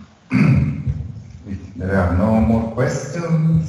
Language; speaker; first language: English; non-native, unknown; Italian